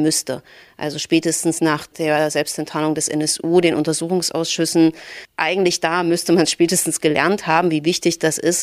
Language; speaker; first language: German; native; German